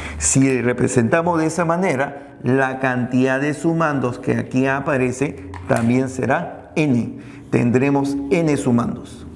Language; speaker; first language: Spanish; native; Spanish